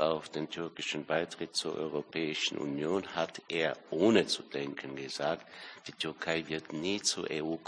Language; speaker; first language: German; non-native, fluent; Armenian